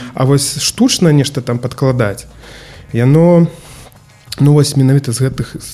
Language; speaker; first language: Belarusian; native; Belarusian